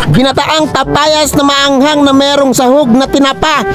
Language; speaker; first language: Filipino; non-native, local second language; Bikol